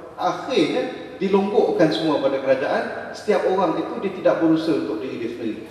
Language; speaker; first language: Malay; native; Malay